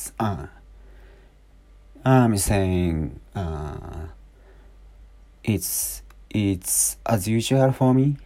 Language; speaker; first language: English; non-native, learner; Japanese